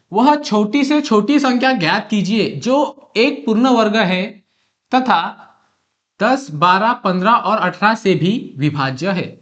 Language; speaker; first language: Hindi; non-native, local second language; Marathi